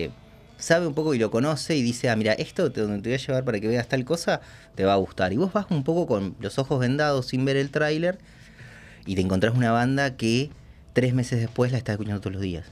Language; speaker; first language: Spanish; native; Spanish